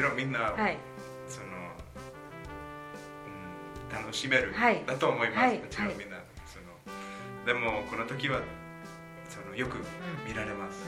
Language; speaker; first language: Japanese; non-native, learner; Spanish